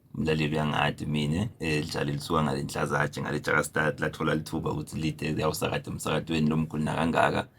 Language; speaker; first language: Zulu; native; Zulu